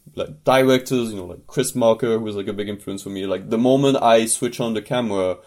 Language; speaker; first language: English; non-native, fluent; French